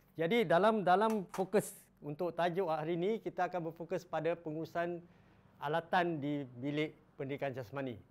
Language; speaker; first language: Malay; non-native, local second language; Chinese